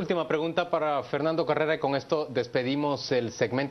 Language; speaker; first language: Spanish; native; Spanish